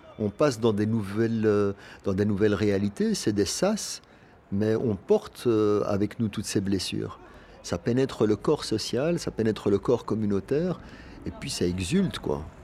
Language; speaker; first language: French; early bilingual, other home language; Arabic